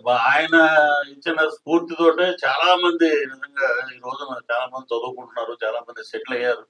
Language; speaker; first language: Telugu; native; Telugu